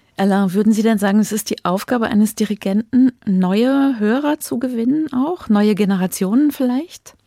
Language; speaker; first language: German; native; German